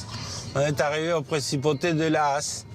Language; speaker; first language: French; non-native, fluent; Spanish